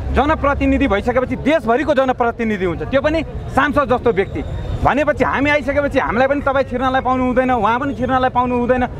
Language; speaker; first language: Nepali; non-native, local second language; Maithili